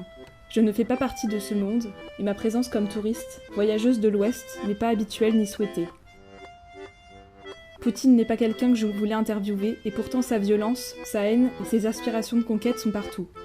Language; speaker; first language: French; native; French